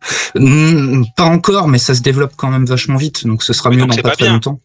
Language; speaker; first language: French; native; French